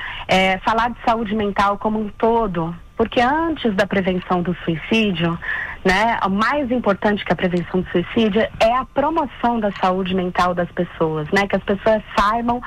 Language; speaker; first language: Portuguese; native; Portuguese